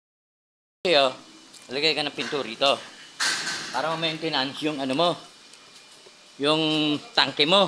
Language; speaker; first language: Filipino; native; Filipino